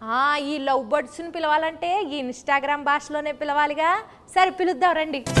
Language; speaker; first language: Telugu; native; Telugu